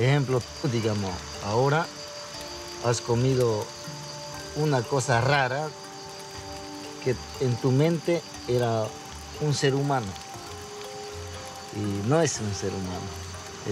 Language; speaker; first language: Spanish; non-native, local second language; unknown